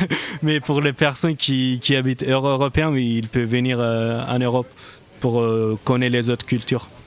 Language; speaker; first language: French; non-native, learner; Turkish